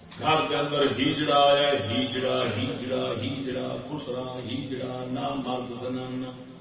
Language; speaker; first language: Urdu; non-native, local second language; Punjabi